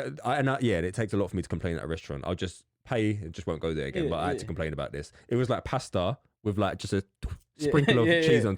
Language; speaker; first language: English; native; English